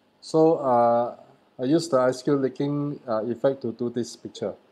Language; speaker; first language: English; non-native, learner; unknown